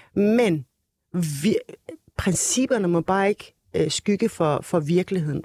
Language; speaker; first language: Danish; early bilingual, other home language; Turkish